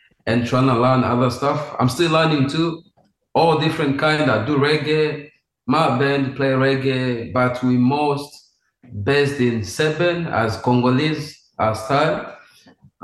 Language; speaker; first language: English; non-native, fluent; Swahili